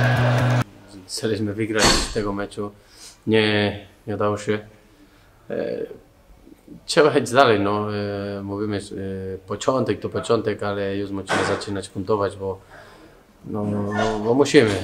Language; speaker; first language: Polish; non-native, learner; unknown